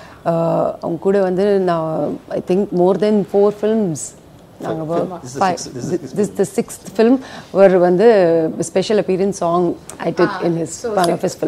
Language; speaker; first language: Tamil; non-native, fluent; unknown